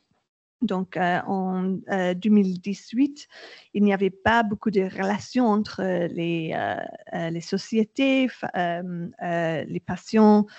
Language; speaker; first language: French; non-native, learner; English